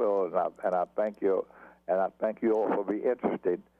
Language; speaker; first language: English; native; English